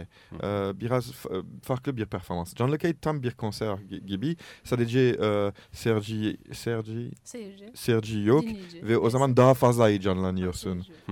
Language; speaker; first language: Turkish; non-native, learner; French